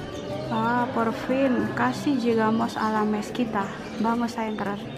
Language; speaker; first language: Spanish; non-native, learner; Indonesian